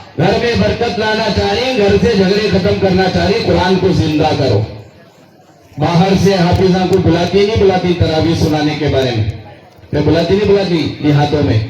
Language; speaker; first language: Urdu; native; Urdu